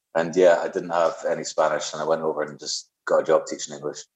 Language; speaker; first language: English; native; English